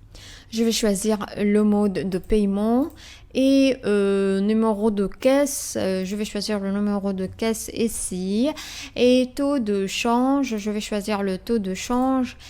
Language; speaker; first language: French; non-native, fluent; Arabic